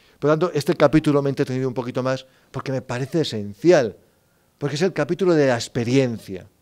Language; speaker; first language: Spanish; native; Spanish